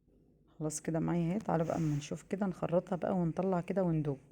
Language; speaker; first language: Arabic; native; Arabic